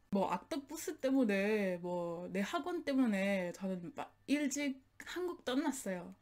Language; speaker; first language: Korean; non-native, learner; English